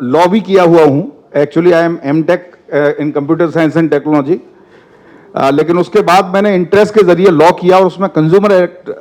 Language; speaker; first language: Hindi; non-native, local second language; Telugu